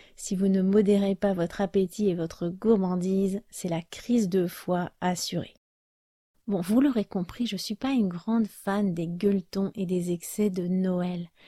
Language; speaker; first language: French; native; French